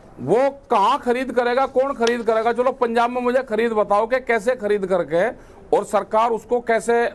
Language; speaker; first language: Hindi; native; Hindi